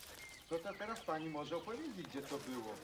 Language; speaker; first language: Polish; early bilingual, heritage; Polish